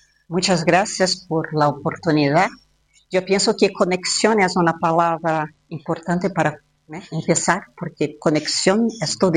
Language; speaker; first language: Spanish; non-native, fluent; Portuguese